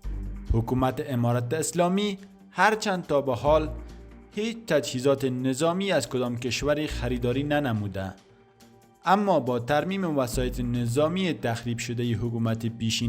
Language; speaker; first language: Persian; native; Persian